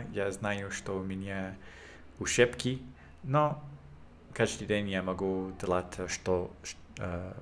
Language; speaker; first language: Russian; non-native, learner; English